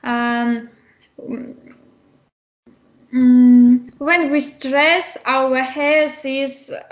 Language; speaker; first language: English; non-native, learner; Russian